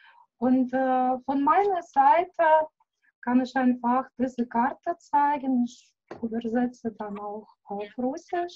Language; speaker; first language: German; non-native, learner; Russian